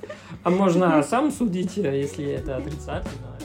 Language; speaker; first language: Russian; non-native, fluent; French